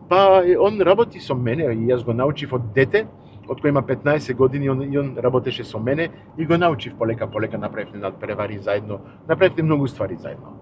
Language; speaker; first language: Macedonian; early bilingual, heritage; Macedonian